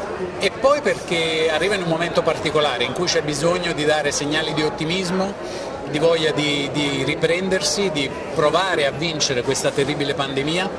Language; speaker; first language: Italian; native; Italian